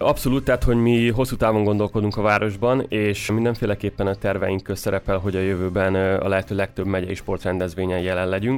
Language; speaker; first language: Hungarian; native; Hungarian